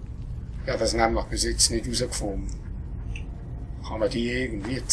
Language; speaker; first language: German; native; German